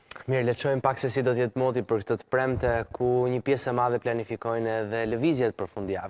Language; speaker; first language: Albanian; native; Albanian